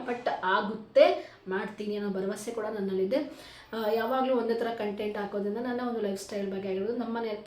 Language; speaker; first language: Kannada; native; Kannada